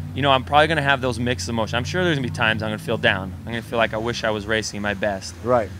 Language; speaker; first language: English; native; English